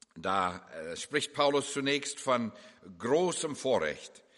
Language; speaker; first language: German; early bilingual, heritage; English